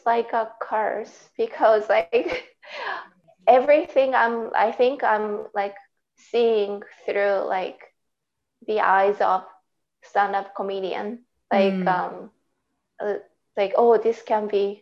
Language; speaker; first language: English; non-native, fluent; Japanese